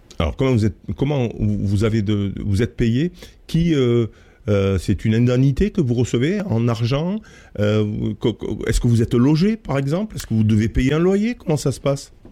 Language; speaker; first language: French; native; French